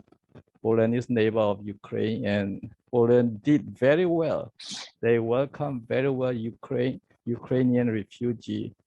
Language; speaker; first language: English; non-native, learner; Burmese